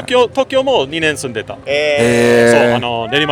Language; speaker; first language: Japanese; non-native, learner; English